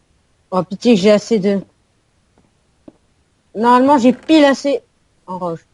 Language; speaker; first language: French; native; French